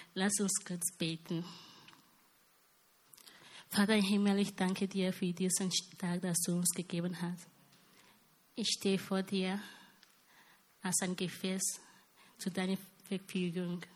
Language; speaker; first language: German; non-native, learner; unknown